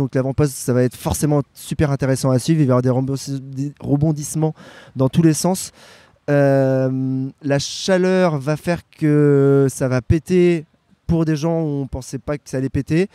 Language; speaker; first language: French; native; French